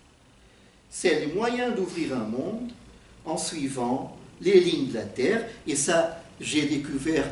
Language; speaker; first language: French; non-native, fluent; Portuguese